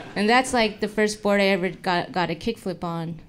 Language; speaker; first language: English; native; English